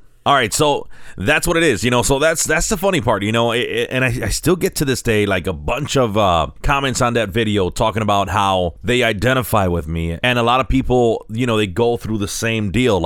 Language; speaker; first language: English; native; English